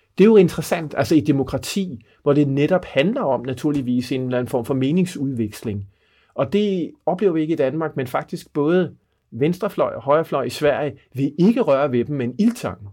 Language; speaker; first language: Danish; native; Danish